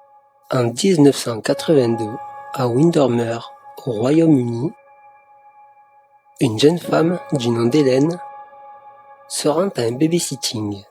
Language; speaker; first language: French; native; French